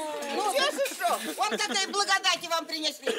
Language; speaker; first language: Russian; native; Russian